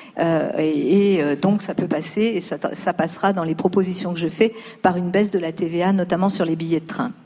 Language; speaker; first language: French; early bilingual, other home language; Spanish